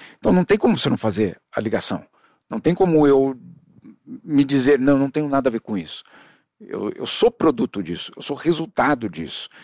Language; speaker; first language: Portuguese; early bilingual, other home language; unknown